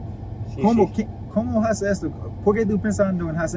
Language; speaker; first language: Spanish; non-native, learner; English